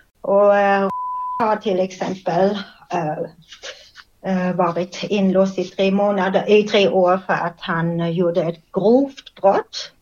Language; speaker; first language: Swedish; non-native, fluent; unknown